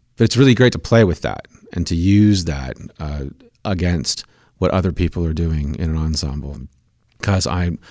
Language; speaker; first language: English; native; English